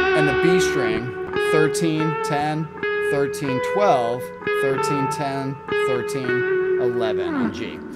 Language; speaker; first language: English; native; English